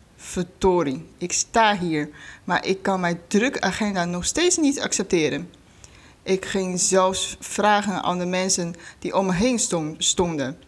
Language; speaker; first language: Dutch; non-native, fluent; Chinese